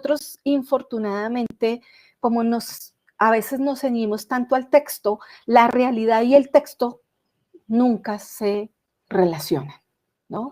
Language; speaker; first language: Spanish; native; Spanish